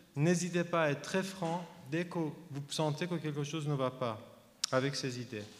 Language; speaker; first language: French; non-native, fluent; Persian